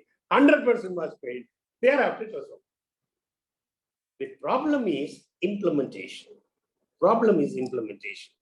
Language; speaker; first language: English; non-native, local second language; Tamil